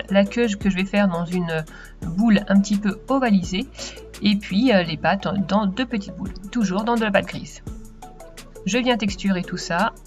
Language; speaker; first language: French; native; French